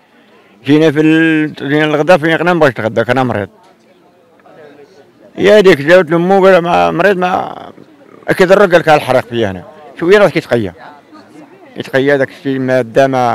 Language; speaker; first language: Arabic; native; Arabic